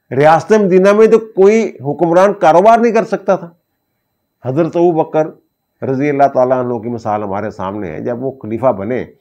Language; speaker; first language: Urdu; non-native, local second language; Punjabi